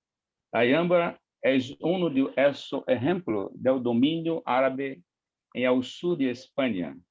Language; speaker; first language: Spanish; non-native, learner; Portuguese